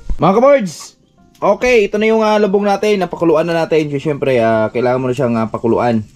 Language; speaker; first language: Filipino; non-native, local second language; Cebuano